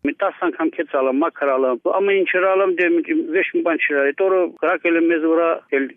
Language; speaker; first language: Armenian; native; Armenian